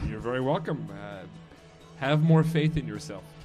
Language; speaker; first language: English; native; English